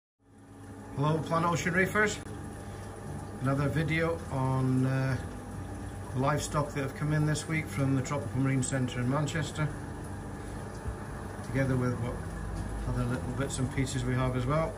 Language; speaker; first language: English; native; English